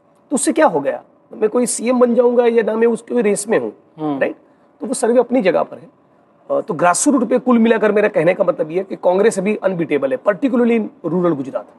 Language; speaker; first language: Hindi; non-native, local second language; Gujarati